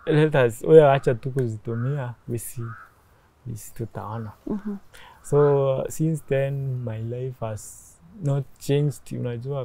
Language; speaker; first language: English; non-native, local second language; Meru